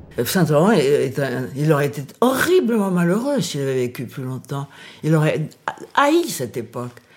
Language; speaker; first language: French; early bilingual, other home language; Portuguese